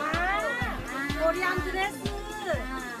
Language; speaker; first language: Korean; non-native, learner; Indonesian